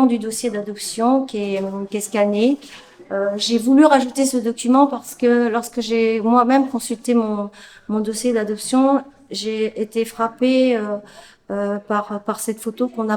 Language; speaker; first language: French; native; French